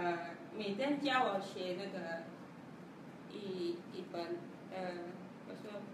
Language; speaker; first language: Chinese; non-native, learner; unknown